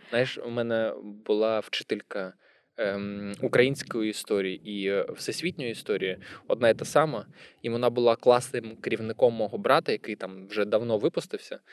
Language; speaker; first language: Ukrainian; non-native, local second language; Russian